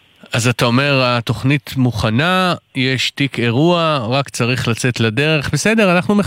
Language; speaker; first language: Hebrew; native; Hebrew